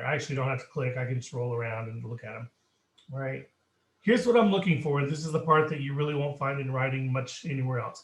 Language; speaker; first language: English; native; English